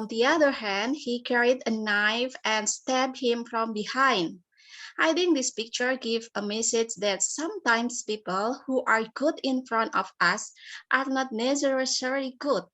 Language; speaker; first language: English; non-native, learner; Indonesian